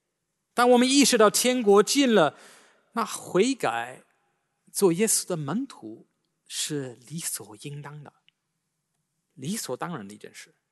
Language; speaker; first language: Chinese; native; Chinese